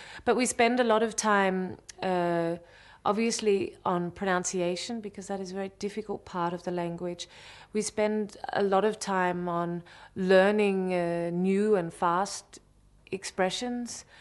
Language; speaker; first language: English; native; English